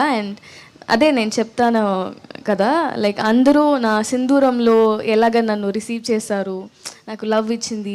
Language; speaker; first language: Telugu; non-native, learner; Tamil